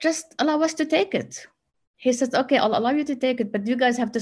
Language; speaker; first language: English; non-native, fluent; Arabic